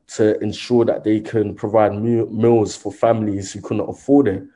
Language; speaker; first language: English; native; English